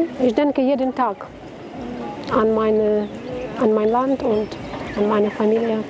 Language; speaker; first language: German; non-native, learner; Ukrainian